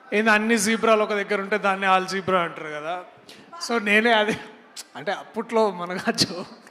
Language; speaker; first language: Telugu; native; Telugu